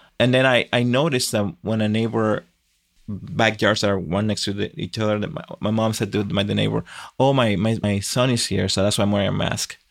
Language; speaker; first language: English; non-native, fluent; Spanish